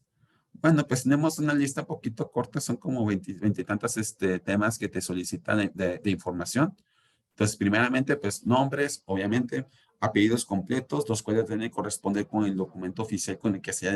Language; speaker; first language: Spanish; native; Spanish